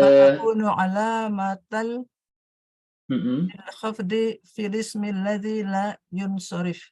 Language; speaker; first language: Arabic; non-native, learner; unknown